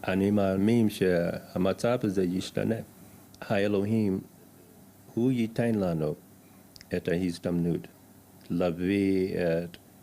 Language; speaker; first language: Hebrew; non-native, fluent; English